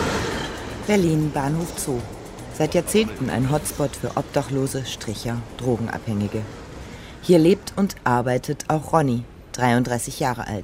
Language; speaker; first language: German; native; German